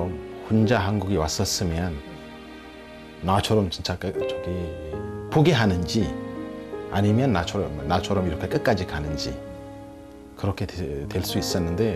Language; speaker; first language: Korean; non-native, fluent; Amharic